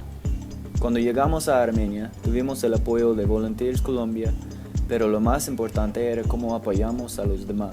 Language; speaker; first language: Spanish; non-native, fluent; English